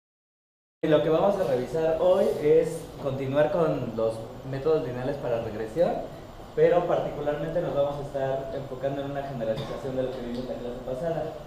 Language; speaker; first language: Spanish; native; Spanish